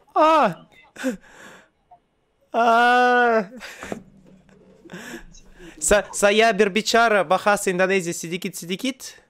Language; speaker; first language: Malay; non-native, learner; Russian